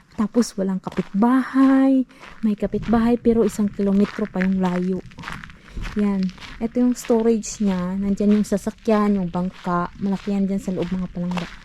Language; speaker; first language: Filipino; non-native, local second language; Cebuano